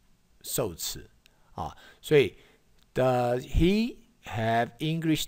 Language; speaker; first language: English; non-native, fluent; Chinese